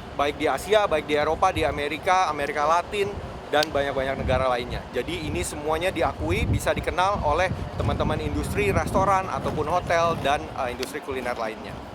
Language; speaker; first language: Indonesian; native; Indonesian